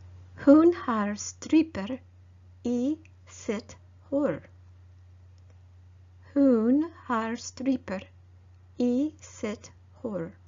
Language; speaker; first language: Norwegian; non-native, learner; English